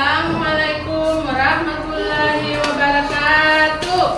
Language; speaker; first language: Indonesian; native; Indonesian